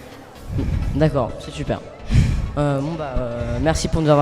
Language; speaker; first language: French; native; French